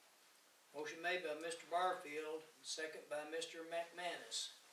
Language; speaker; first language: English; native; English